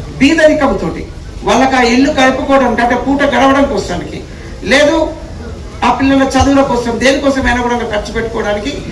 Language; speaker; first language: Telugu; native; Telugu